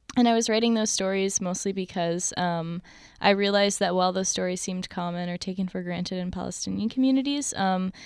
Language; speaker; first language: English; native; English